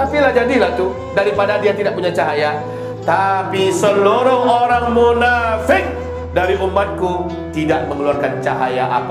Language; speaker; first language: Indonesian; native; Indonesian